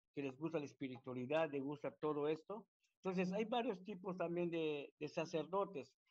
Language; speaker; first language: Spanish; native; Spanish